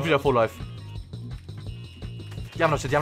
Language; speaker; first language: German; native; German